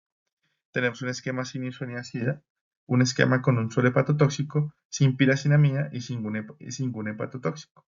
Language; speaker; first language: Spanish; native; Spanish